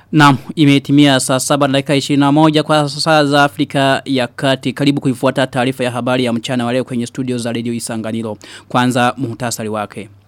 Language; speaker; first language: Swahili; non-native, local second language; Rundi